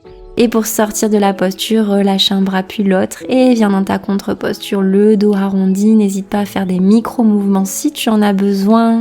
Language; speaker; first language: French; native; French